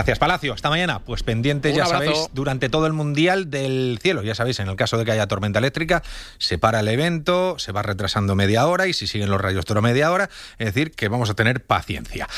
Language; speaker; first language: Spanish; native; Spanish